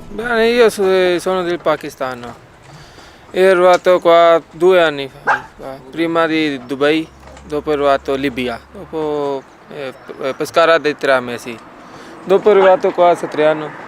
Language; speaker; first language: Italian; non-native, learner; Urdu